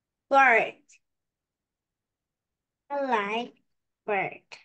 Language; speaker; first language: English; non-native, learner; Korean